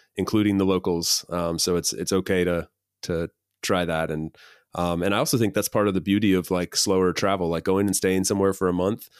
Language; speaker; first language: English; native; English